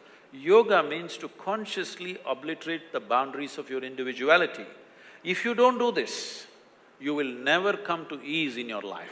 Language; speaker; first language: English; non-native, local second language; Kannada